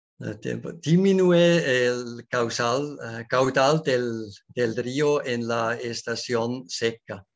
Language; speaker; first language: Spanish; non-native, learner; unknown